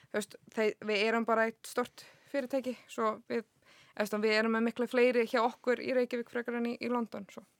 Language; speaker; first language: Icelandic; non-native, fluent; English